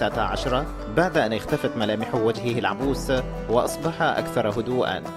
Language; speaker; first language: Arabic; native; Arabic